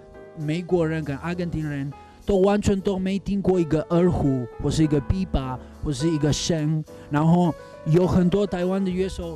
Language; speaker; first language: Chinese; non-native, learner; Spanish